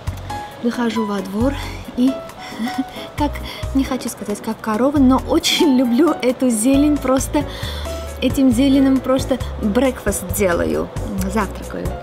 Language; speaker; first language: Russian; non-native, local second language; Armenian